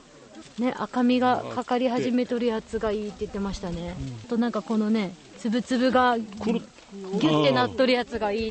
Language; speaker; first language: Japanese; native; Japanese